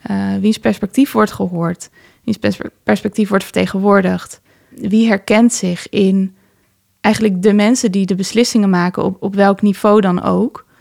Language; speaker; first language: Dutch; early bilingual, other home language; Persian